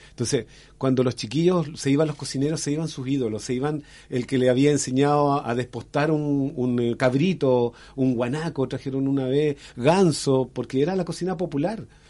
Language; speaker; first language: Spanish; native; Spanish